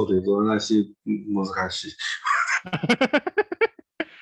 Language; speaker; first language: Japanese; non-native, learner; Chinese